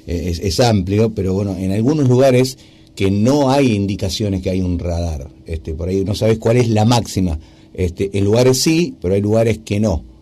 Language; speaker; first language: Spanish; native; Spanish